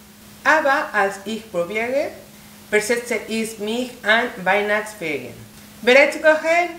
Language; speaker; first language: German; non-native, learner; Spanish